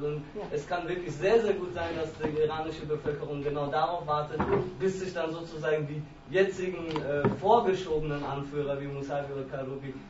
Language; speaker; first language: German; native; German